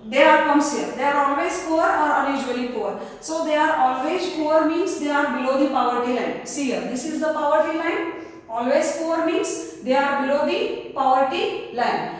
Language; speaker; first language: English; non-native, local second language; Kannada